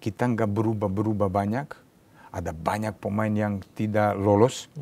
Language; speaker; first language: Indonesian; non-native, fluent; Serbian